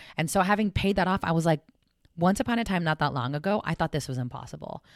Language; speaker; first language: English; native; English